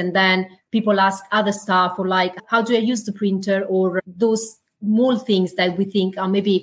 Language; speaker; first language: English; non-native, fluent; Italian